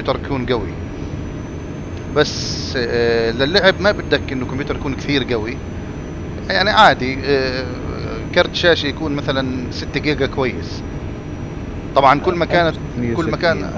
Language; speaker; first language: Arabic; native; Arabic